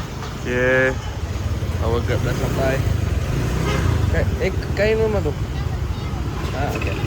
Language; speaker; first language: Malay; native; Malay